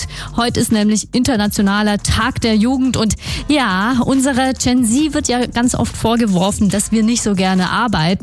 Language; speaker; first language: German; native; German